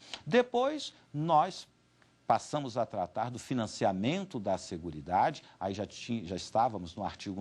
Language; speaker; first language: Portuguese; native; Portuguese